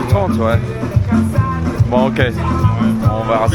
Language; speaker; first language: French; native; French